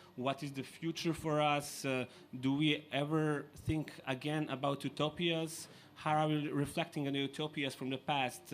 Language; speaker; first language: English; non-native, fluent; Serbian